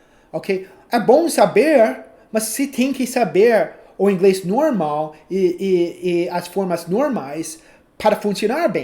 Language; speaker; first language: Portuguese; non-native, fluent; English